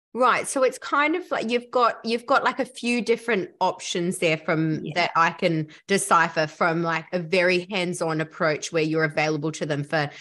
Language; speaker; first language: English; native; English